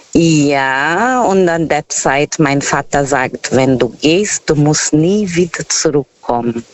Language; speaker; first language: German; non-native, fluent; Portuguese